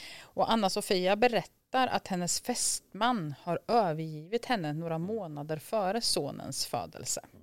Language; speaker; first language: Swedish; native; Swedish